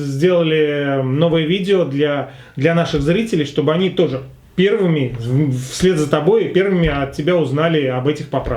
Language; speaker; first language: Russian; native; Russian